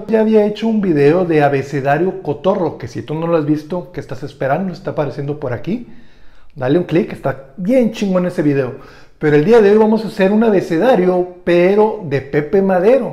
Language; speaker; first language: Spanish; native; Spanish